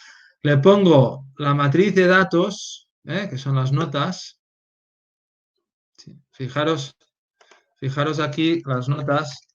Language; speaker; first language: Spanish; native; Spanish